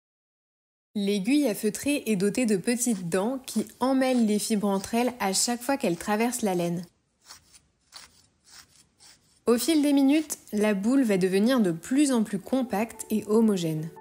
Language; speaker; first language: French; native; French